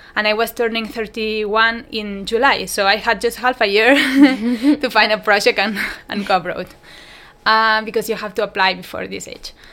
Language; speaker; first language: English; non-native, fluent; Spanish